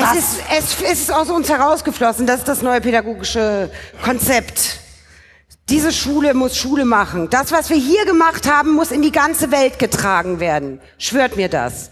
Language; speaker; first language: German; native; German